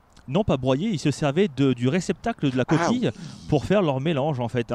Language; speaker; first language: French; native; French